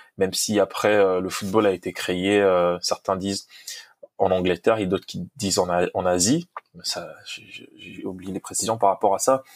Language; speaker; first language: French; non-native, local second language; Lingala